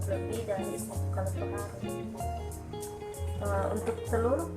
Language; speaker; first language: Indonesian; native; Indonesian